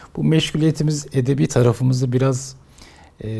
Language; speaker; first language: Turkish; native; Turkish